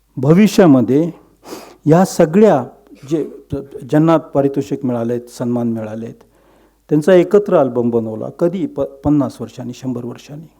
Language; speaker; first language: Marathi; non-native, local second language; Gujarati